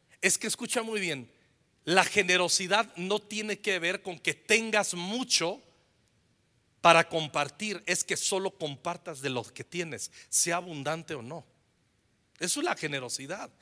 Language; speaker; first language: Spanish; native; Spanish